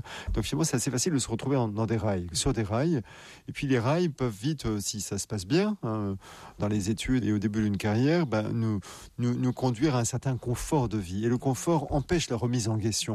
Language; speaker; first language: French; native; French